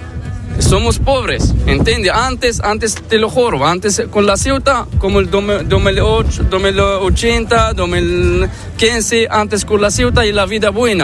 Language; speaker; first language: Spanish; non-native, learner; Arabic